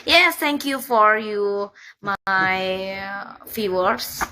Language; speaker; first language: English; non-native, learner; Indonesian